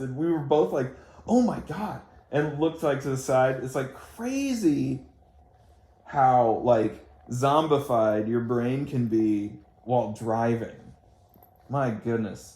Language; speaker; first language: English; native; English